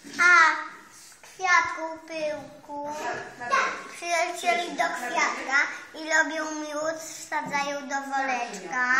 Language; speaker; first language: Polish; native; Polish